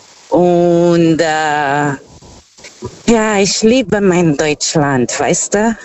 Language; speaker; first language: German; non-native, fluent; Portuguese